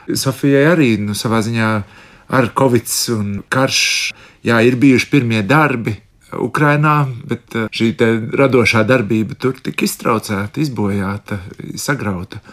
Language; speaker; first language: Latvian; native; Latvian